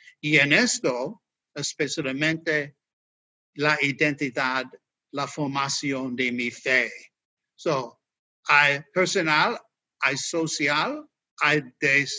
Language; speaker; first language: Spanish; non-native, learner; English